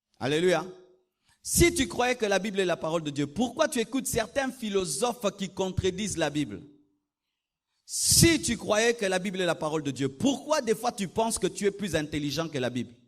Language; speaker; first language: French; non-native, local second language; Lingala